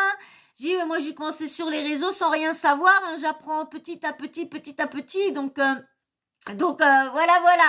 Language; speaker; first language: French; native; French